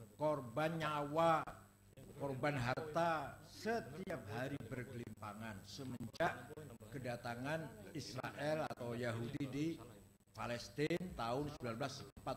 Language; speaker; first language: Indonesian; native; Indonesian